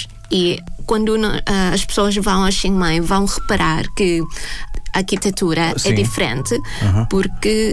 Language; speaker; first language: Portuguese; non-native, fluent; Thai